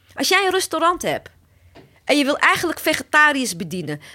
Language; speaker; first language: Dutch; early bilingual, other home language; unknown